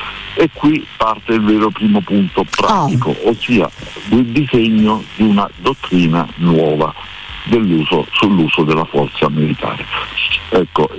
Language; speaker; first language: Italian; native; Italian